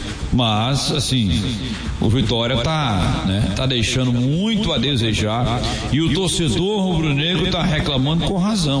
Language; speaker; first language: Portuguese; native; Portuguese